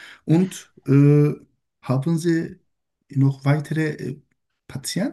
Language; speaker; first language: German; non-native, learner; Turkish